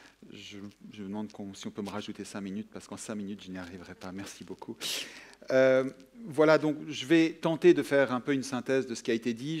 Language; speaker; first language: French; native; French